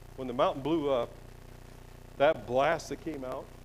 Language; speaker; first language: English; native; English